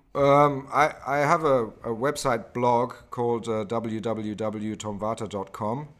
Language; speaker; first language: English; non-native, fluent; German